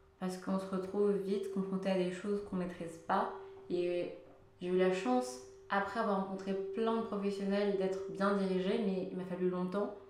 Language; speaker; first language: French; early bilingual, other home language; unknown